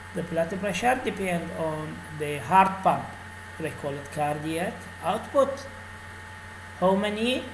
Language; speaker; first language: English; non-native, fluent; Arabic